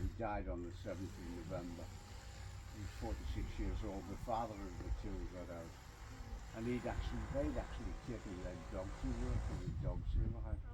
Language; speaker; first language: English; native; English